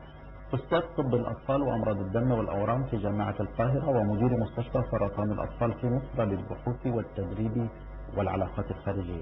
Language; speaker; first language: Arabic; native; Arabic